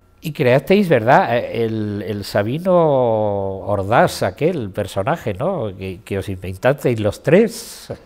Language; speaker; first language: Spanish; native; Spanish